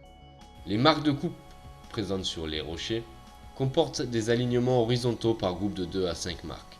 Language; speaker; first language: French; native; French